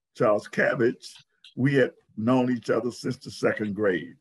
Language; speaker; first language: English; native; English